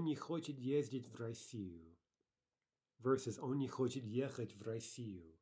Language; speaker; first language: Russian; non-native, fluent; English